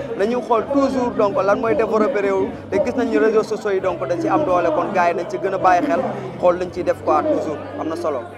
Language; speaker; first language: Wolof; non-native, local second language; Fula